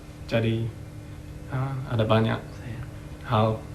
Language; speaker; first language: Indonesian; non-native, fluent; English